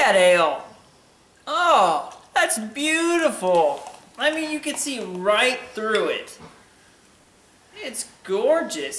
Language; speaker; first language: English; native; English